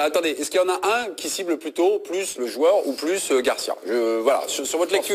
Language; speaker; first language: French; native; French